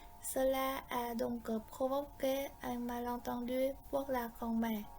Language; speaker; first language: French; non-native, fluent; Vietnamese